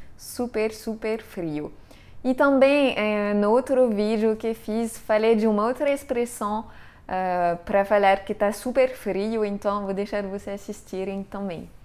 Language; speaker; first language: Portuguese; non-native, fluent; French